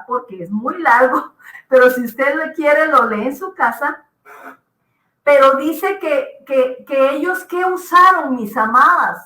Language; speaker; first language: Spanish; native; Spanish